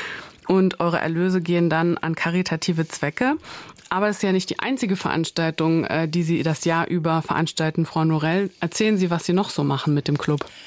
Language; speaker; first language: German; native; German